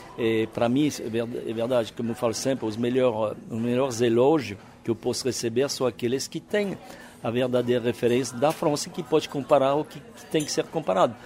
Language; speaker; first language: Portuguese; non-native, fluent; French